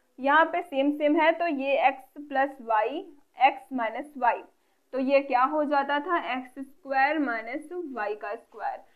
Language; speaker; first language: Hindi; native; Hindi